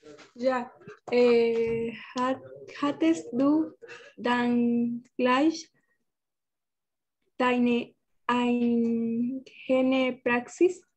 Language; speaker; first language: German; non-native, learner; Spanish